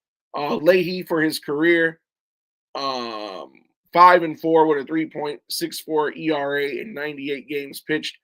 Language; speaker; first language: English; native; English